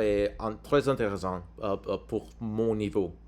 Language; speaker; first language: French; non-native, learner; English